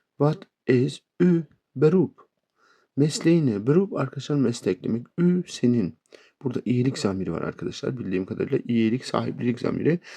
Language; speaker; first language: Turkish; native; Turkish